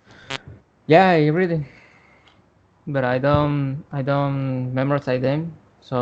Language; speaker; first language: English; non-native, learner; Spanish